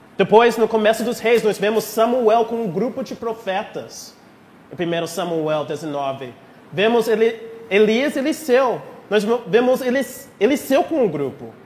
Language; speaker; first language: Portuguese; non-native, fluent; English